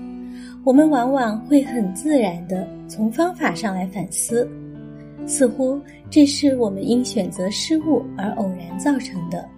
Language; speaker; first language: Chinese; native; Chinese